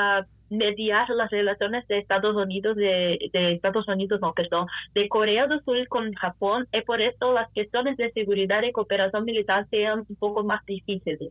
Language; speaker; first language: Spanish; non-native, fluent; Portuguese